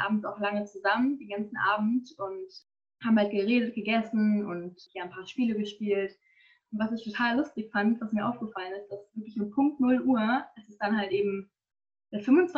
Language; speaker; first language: German; native; German